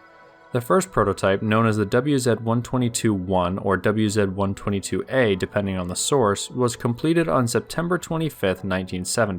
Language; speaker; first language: English; native; English